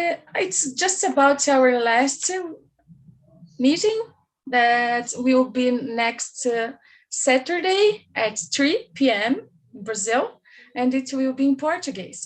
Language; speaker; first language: English; non-native, learner; Portuguese